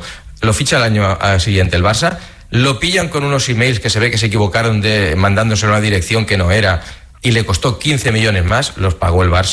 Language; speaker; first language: Spanish; native; Spanish